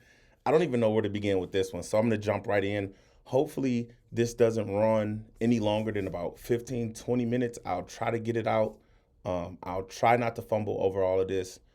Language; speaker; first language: English; native; English